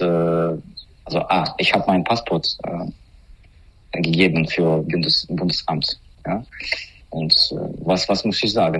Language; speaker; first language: German; non-native, learner; Russian